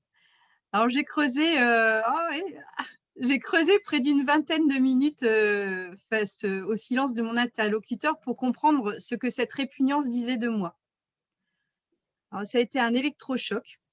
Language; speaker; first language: French; native; French